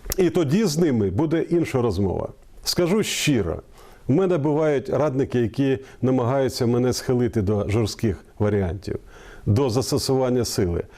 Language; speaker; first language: Ukrainian; non-native, local second language; Russian